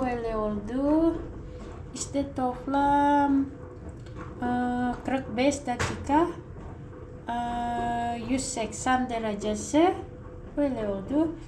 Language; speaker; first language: Turkish; non-native, learner; Indonesian